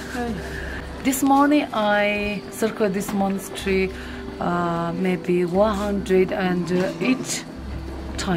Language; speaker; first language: English; non-native, learner; Tibetan